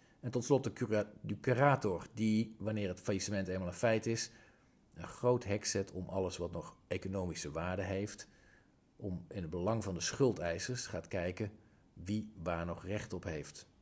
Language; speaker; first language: Dutch; native; Dutch